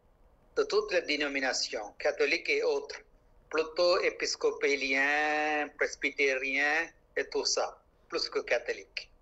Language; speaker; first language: French; non-native, local second language; Malayalam